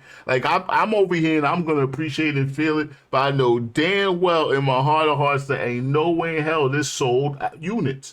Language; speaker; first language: English; native; English